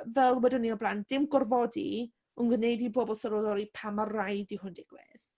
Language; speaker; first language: Welsh; native; Welsh